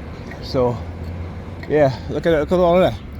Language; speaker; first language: English; native; English